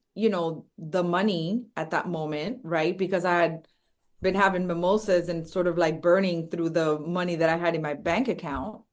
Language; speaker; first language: English; early bilingual, other home language; Spanish